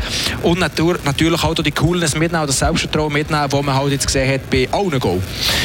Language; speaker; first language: German; native; German